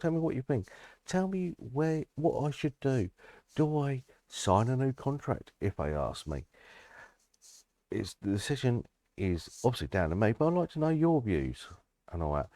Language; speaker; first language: English; native; English